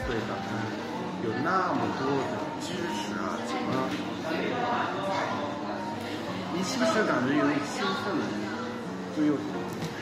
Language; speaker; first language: Chinese; non-native, fluent; English